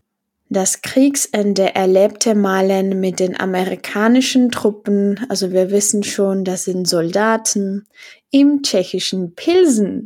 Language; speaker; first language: German; non-native, fluent; Czech